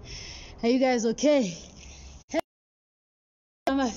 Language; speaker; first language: English; non-native, local second language; Northern Sotho